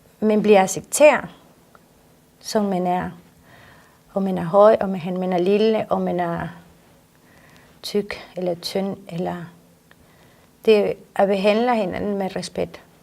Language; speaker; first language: Danish; non-native, fluent; Spanish